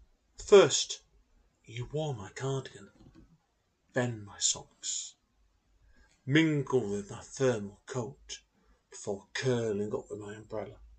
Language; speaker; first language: English; native; English